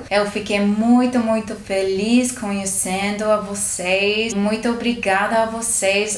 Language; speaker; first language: Portuguese; non-native, learner; English